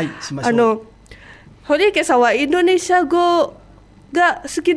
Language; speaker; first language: Japanese; non-native, fluent; Indonesian